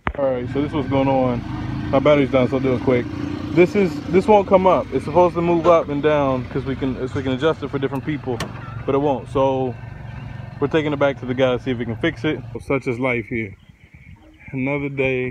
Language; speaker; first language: English; native; English